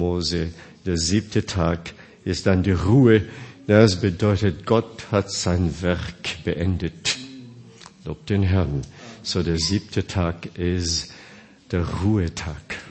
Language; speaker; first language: German; non-native, fluent; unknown